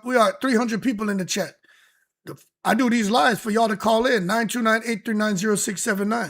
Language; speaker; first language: English; native; English